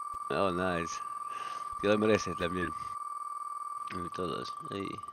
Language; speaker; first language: Spanish; native; Spanish